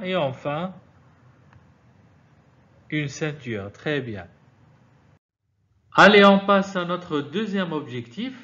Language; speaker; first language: French; non-native, fluent; Arabic